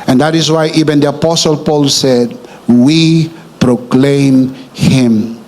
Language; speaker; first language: English; non-native, local second language; Filipino